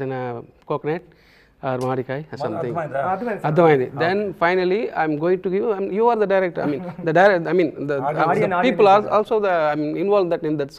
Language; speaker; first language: Telugu; non-native, local second language; Tamil